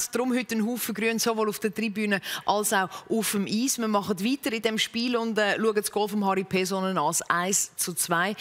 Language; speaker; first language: German; native; German